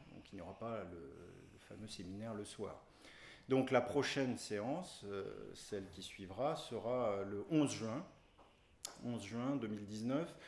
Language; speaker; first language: French; native; French